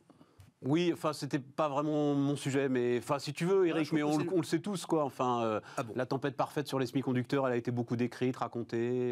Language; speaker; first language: French; native; French